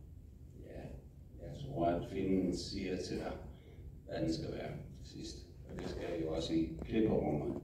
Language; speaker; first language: Danish; non-native, fluent; English